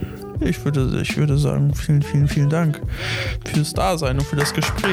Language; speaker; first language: German; native; German